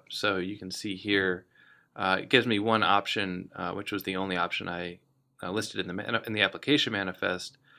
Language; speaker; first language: English; native; English